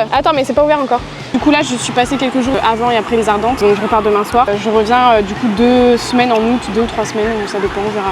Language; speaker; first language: French; native; French